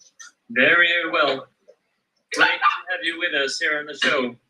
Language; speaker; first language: English; non-native, fluent; Swedish